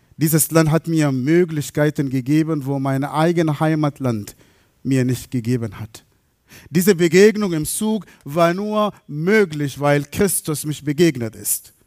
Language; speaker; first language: German; non-native, fluent; Arabic